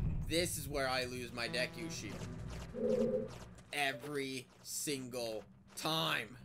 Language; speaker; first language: English; native; English